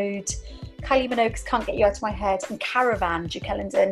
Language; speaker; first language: English; native; English